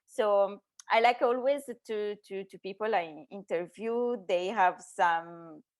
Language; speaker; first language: English; non-native, learner; Italian